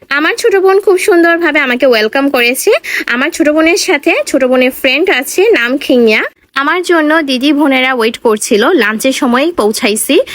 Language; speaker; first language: Bangla; non-native, local second language; Marma